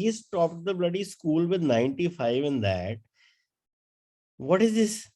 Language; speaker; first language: English; non-native, local second language; Hindi